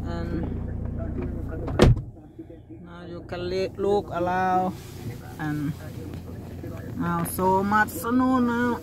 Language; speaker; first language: English; non-native, learner; Thai